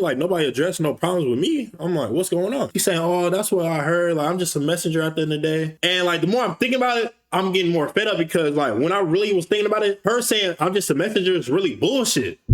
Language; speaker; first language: English; native; English